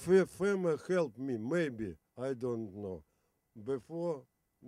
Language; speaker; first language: English; non-native, learner; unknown